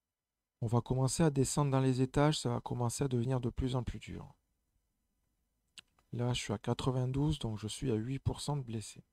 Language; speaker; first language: French; native; French